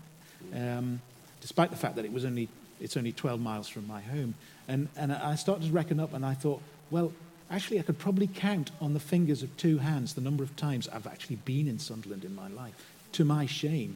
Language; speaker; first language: English; native; English